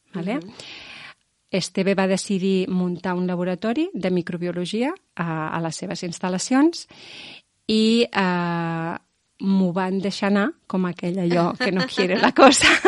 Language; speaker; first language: Catalan; non-native, local second language; Spanish